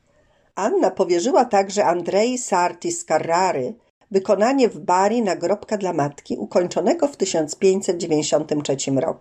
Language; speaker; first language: Polish; native; Polish